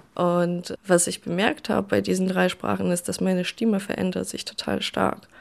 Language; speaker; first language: German; non-native, fluent; Russian